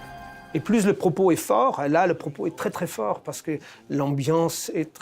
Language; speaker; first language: French; non-native, fluent; German